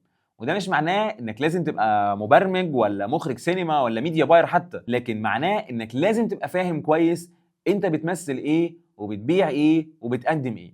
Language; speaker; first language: Arabic; native; Arabic